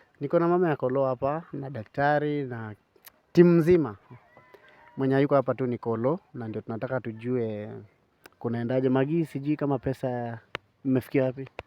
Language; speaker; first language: Swahili; native; Swahili